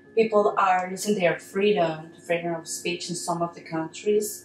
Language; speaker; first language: English; non-native, fluent; Spanish